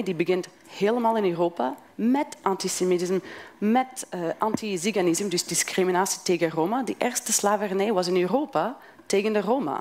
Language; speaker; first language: Dutch; non-native, fluent; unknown